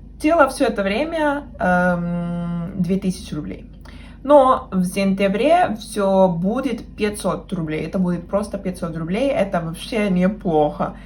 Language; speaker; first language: Russian; non-native, fluent; Spanish